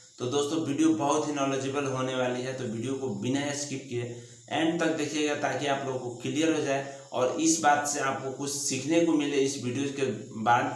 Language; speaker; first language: Hindi; native; Hindi